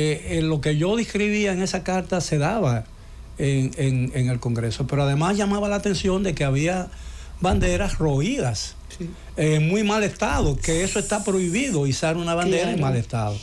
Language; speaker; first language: Spanish; native; Spanish